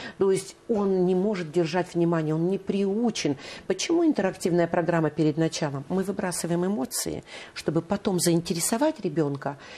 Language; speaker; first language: Russian; native; Russian